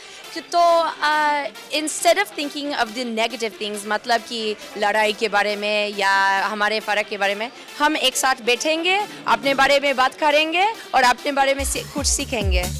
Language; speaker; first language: Hindi; non-native, fluent; English